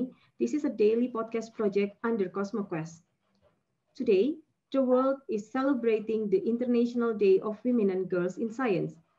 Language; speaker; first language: English; non-native, fluent; Indonesian